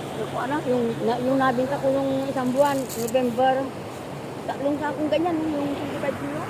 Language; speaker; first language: Filipino; non-native, local second language; Pangasinan